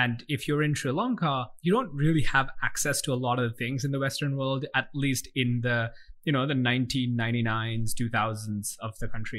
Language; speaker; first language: English; non-native, local second language; Sinhala